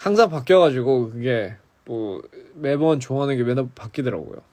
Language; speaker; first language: Korean; early bilingual, heritage; English